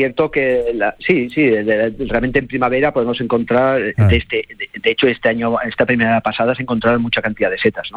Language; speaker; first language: Spanish; native; Spanish